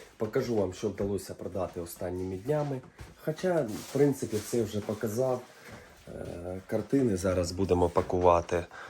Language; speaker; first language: Ukrainian; non-native, local second language; Russian